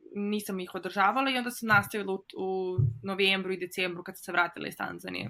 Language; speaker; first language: Serbian; native; Serbian